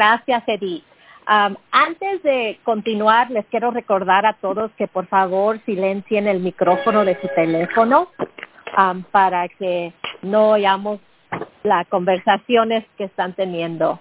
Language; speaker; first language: Spanish; early bilingual, heritage; Spanish